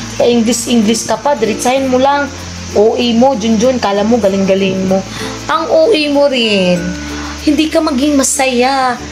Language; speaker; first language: Filipino; non-native, local second language; Cebuano